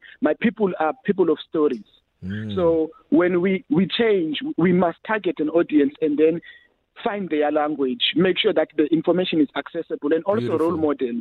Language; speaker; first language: English; non-native, local second language; Xhosa